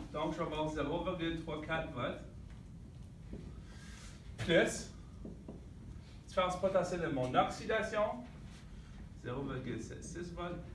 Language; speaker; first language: French; native; French